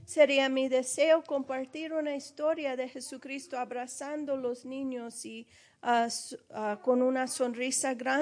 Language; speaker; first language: Spanish; early bilingual, heritage; Spanish